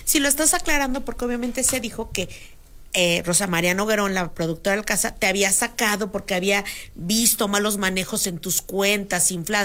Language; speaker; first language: Spanish; native; Spanish